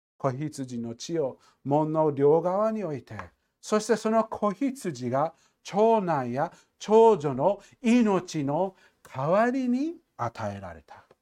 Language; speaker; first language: Japanese; non-native, fluent; English